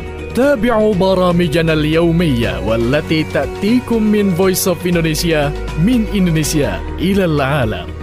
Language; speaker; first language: Arabic; non-native, fluent; Indonesian